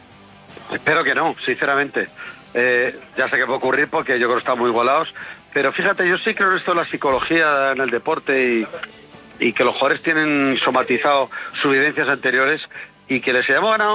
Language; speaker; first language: Spanish; native; Spanish